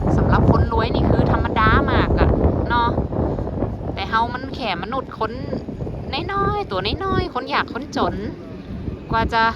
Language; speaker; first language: Thai; native; Thai